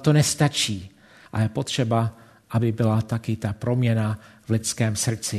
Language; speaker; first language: Czech; non-native, fluent; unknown